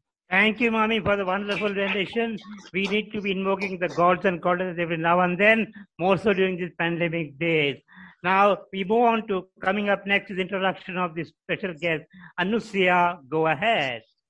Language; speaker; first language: English; non-native, local second language; Tamil